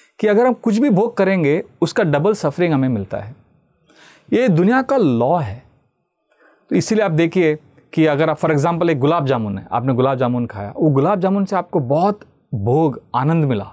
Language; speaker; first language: Hindi; non-native, local second language; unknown